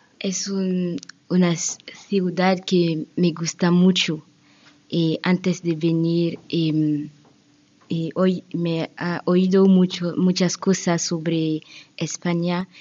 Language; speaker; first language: Spanish; non-native, learner; French